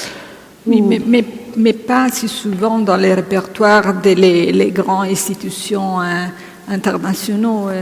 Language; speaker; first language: French; non-native, fluent; Italian